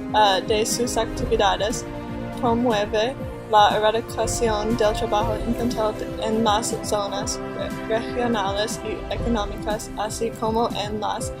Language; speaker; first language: Spanish; non-native, learner; English